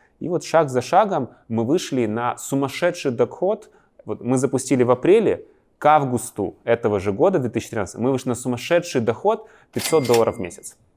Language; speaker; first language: Russian; native; Russian